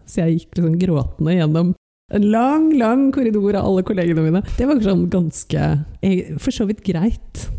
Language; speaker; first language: Norwegian; native; Norwegian